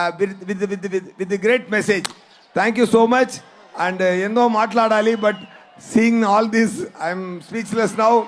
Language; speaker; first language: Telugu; non-native, learner; Tamil